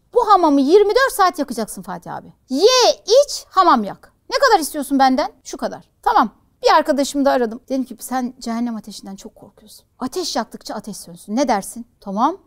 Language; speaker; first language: Turkish; native; Turkish